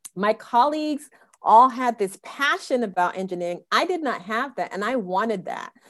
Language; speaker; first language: English; native; English